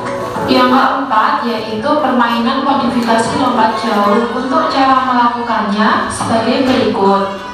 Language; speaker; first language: Indonesian; native; Indonesian